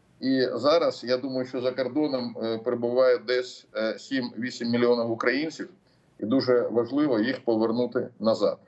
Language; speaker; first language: Ukrainian; non-native, local second language; Russian